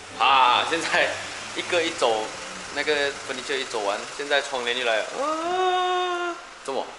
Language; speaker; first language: Chinese; native; Chinese